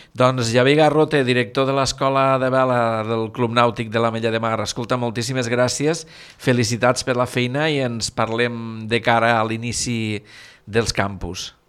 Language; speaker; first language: Catalan; native; Catalan